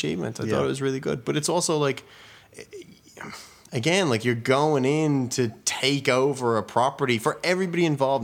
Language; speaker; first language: English; native; English